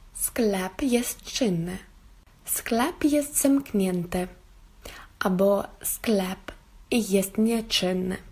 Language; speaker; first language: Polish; non-native, fluent; Ukrainian